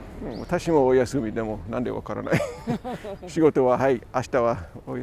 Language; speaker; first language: Japanese; non-native, learner; English